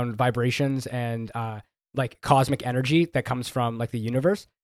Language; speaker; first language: English; early bilingual, other home language; Hindi